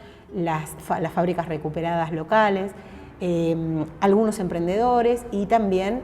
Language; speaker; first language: Spanish; native; Spanish